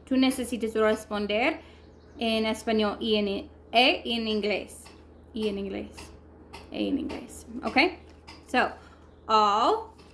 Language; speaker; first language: Spanish; non-native, learner; English